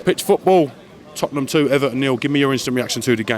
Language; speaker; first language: English; native; English